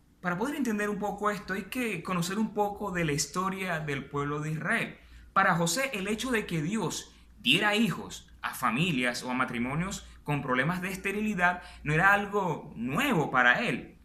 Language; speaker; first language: Spanish; native; Spanish